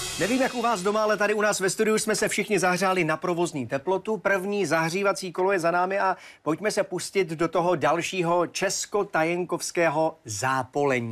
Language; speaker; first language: Czech; native; Czech